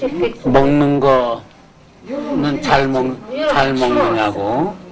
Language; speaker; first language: Korean; native; Korean